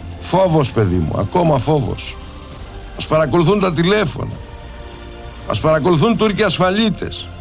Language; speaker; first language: Greek; native; Greek